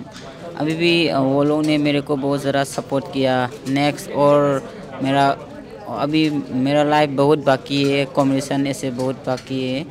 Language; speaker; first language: Hindi; non-native, local second language; Manipuri